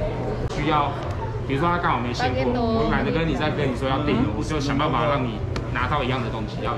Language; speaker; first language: Chinese; native; Chinese